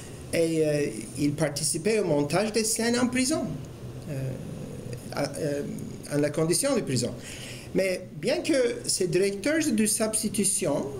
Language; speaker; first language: French; non-native, fluent; Turkish